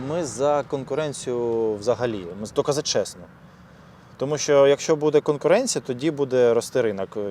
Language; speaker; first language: Ukrainian; non-native, local second language; Russian